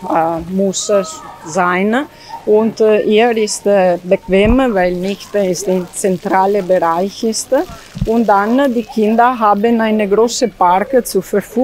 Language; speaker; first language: German; non-native, learner; Italian